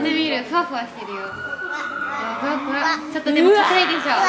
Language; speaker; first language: Japanese; native; Japanese